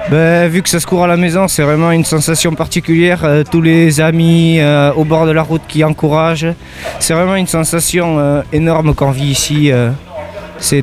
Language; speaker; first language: French; native; French